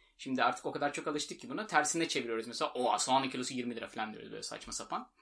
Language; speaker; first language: Turkish; native; Turkish